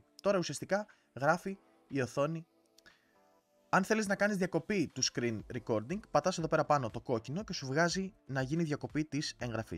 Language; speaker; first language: Greek; native; Greek